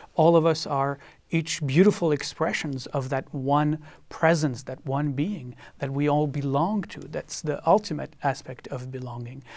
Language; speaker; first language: English; non-native, fluent; French